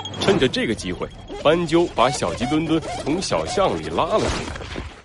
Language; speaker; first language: Chinese; native; Chinese